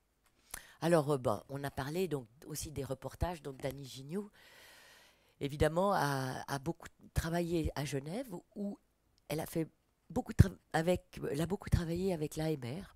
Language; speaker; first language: French; native; French